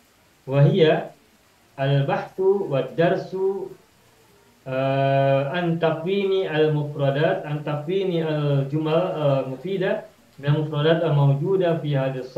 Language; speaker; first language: Arabic; non-native, fluent; Indonesian